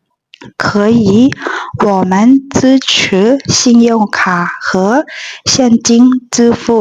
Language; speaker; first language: Chinese; non-native, fluent; Burmese